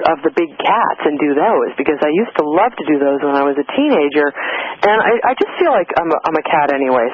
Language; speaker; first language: English; native; English